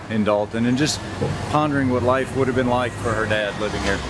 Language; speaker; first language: English; native; English